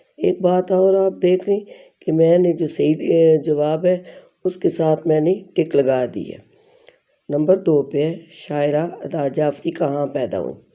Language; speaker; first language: Urdu; non-native, local second language; Pashto